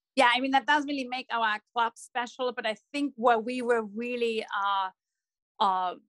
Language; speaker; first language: English; non-native, fluent; German